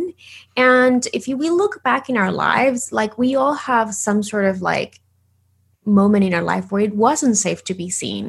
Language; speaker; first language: English; non-native, fluent; Spanish